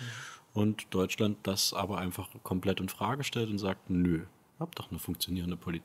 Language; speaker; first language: German; native; German